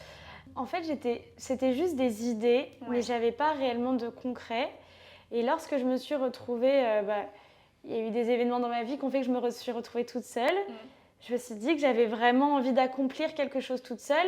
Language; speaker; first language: French; native; French